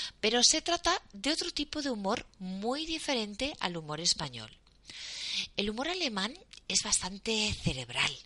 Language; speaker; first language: Spanish; native; Spanish